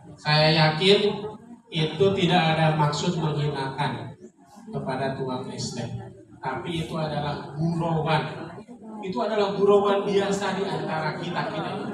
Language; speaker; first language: Indonesian; non-native, local second language; Sundanese